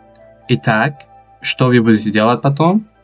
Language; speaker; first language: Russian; non-native, fluent; Tajik